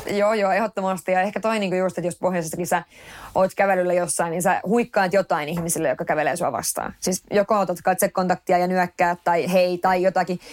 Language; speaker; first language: Finnish; early bilingual, heritage; Finnish